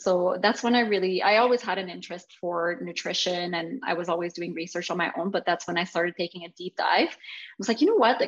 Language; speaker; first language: English; non-native, fluent; French